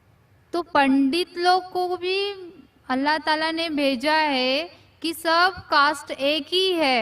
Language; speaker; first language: Hindi; non-native, local second language; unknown